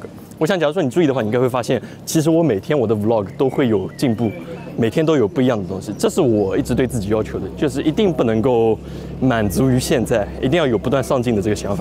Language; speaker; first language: Chinese; native; Chinese